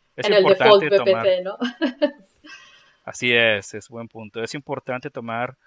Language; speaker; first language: Spanish; native; Spanish